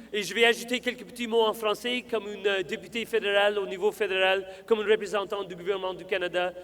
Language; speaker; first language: French; non-native, local second language; English